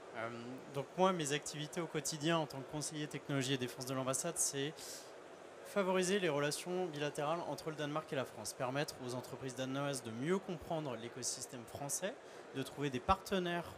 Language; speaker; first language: French; native; French